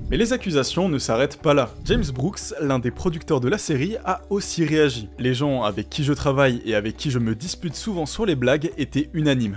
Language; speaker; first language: French; native; French